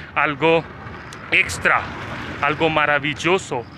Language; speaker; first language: Spanish; non-native, fluent; Hindi